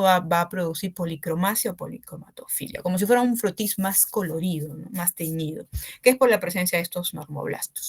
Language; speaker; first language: Spanish; native; Spanish